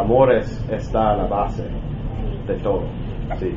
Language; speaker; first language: Spanish; non-native, learner; English